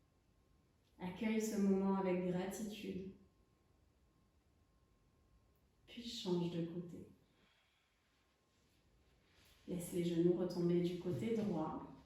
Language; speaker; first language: French; native; French